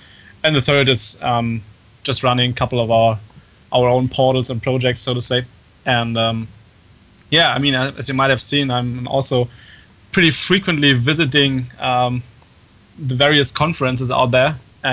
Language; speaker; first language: English; non-native, fluent; German